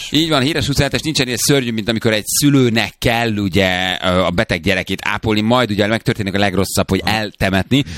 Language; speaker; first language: Hungarian; native; Hungarian